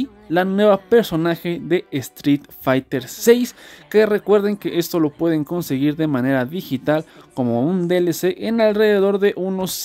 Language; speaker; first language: Spanish; native; Spanish